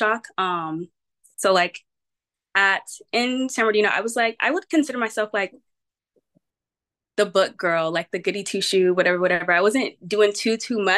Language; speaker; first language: English; native; English